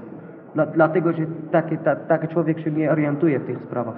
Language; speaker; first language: Polish; non-native, fluent; Arabic